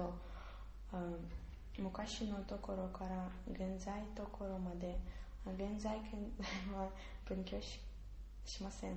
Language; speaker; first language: Japanese; non-native, learner; Russian